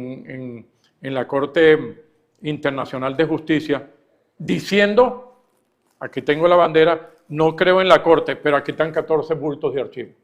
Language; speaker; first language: Spanish; native; Spanish